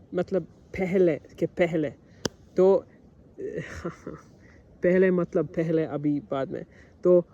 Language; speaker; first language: Hindi; non-native, learner; English